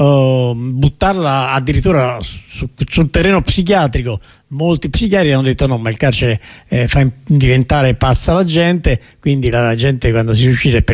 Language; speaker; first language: Italian; native; Italian